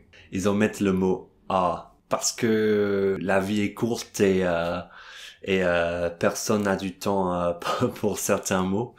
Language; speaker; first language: French; non-native, fluent; English